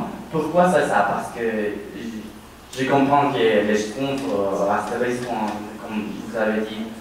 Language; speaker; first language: French; non-native, learner; Spanish